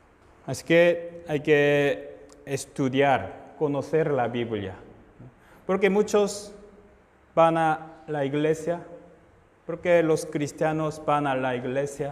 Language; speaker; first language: Spanish; non-native, fluent; Korean